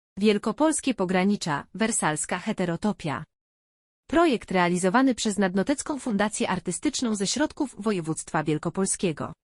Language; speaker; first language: Polish; native; Polish